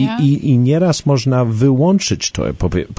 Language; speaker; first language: Polish; early bilingual, heritage; Polish